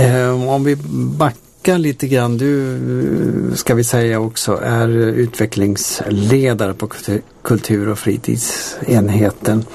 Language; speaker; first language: Swedish; native; Swedish